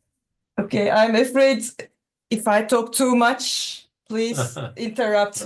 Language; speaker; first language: English; non-native, fluent; Turkish